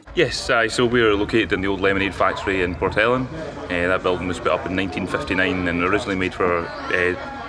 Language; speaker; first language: English; native; English